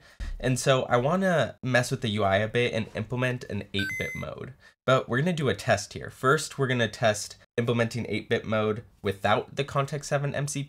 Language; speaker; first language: English; native; English